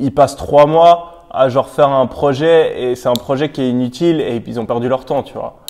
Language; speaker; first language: French; native; French